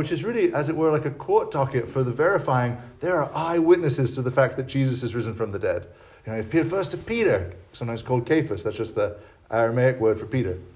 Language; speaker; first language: English; native; English